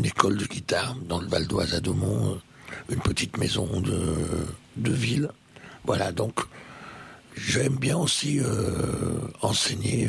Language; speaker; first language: French; native; French